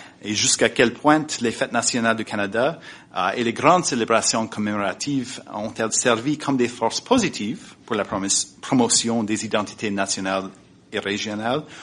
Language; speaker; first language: French; non-native, fluent; English